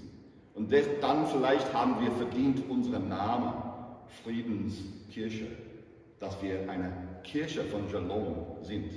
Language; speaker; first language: German; non-native, fluent; English